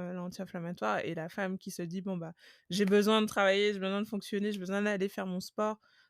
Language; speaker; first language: French; native; French